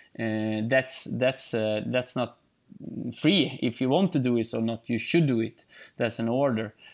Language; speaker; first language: English; non-native, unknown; Swedish